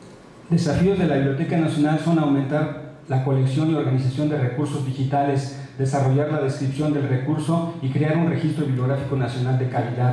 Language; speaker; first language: Spanish; native; Spanish